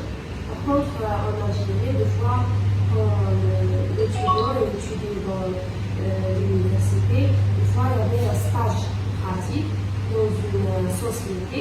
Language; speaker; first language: French; non-native, local second language; Arabic